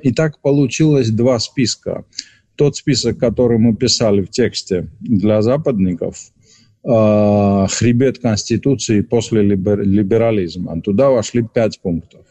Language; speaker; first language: Russian; non-native, local second language; Georgian